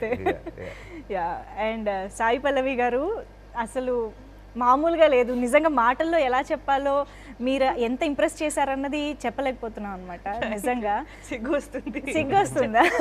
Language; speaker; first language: Telugu; native; Telugu